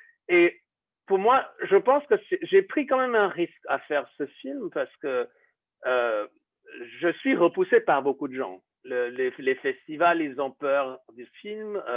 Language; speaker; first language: French; non-native, fluent; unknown